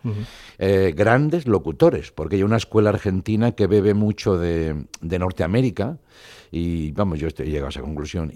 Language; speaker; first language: Spanish; non-native, local second language; Catalan